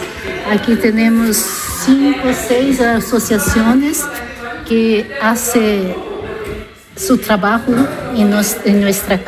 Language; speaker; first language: Spanish; non-native, learner; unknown